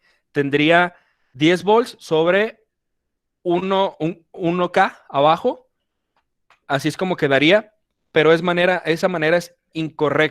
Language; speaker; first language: Spanish; native; Spanish